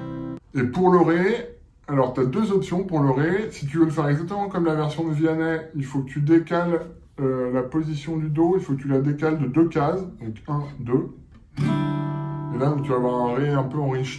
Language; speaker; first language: French; native; French